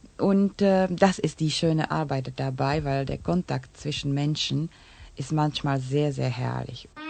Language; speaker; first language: German; non-native, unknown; Czech